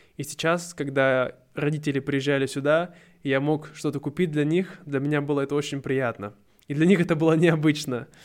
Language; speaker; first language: Russian; native; Russian